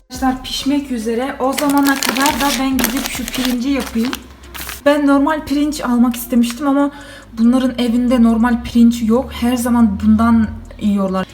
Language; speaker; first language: Turkish; non-native, fluent; Kyrgyz